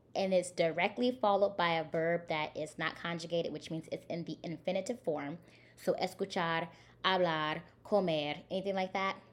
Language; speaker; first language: English; native; English